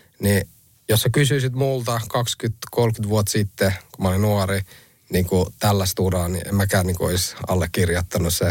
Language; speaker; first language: Finnish; early bilingual, other home language; Albanian